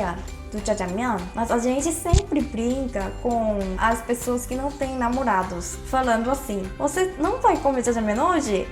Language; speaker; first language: Portuguese; non-native, fluent; Korean